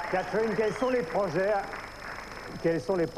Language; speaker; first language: French; native; French